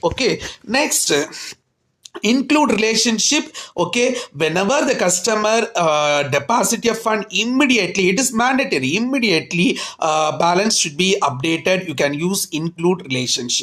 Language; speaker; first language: English; non-native, local second language; Tamil